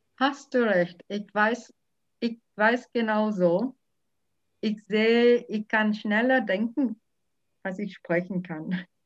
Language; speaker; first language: German; non-native, fluent; Vietnamese